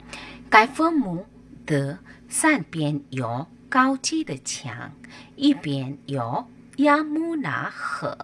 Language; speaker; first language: Chinese; non-native, learner; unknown